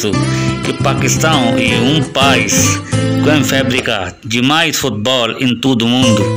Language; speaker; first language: Portuguese; non-native, learner; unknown